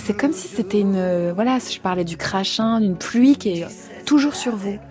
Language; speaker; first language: French; native; French